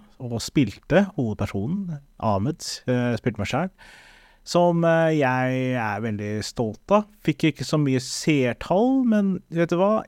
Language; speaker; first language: Norwegian; early bilingual, other home language; Somali